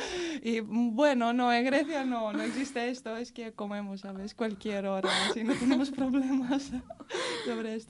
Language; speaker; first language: Spanish; non-native, fluent; Greek